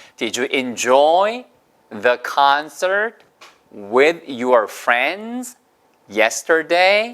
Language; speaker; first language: English; non-native, fluent; Korean